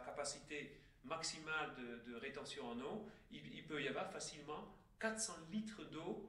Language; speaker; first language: French; native; French